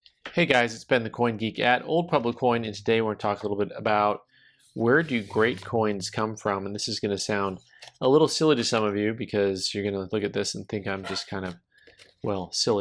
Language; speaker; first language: English; native; English